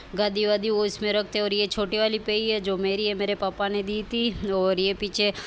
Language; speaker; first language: Hindi; native; Hindi